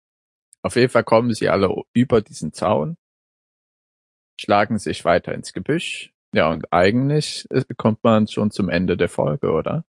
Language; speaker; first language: German; native; German